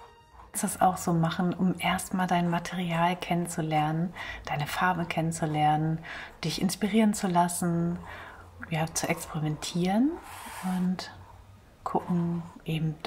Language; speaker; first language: German; native; German